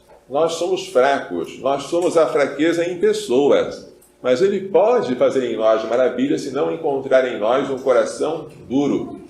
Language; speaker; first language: Portuguese; native; Portuguese